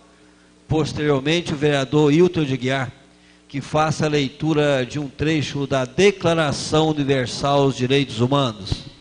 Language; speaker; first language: Portuguese; native; Portuguese